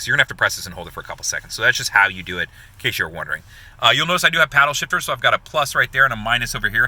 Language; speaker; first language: English; native; English